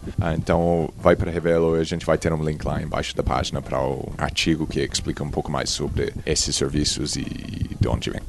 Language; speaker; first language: Portuguese; non-native, fluent; English